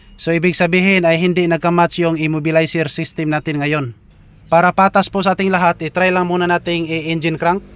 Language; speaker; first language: Filipino; non-native, local second language; Cebuano